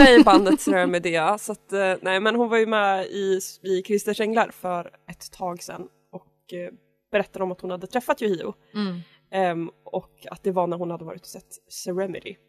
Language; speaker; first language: Swedish; native; Swedish